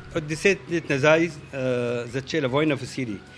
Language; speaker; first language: Slovenian; non-native, learner; Arabic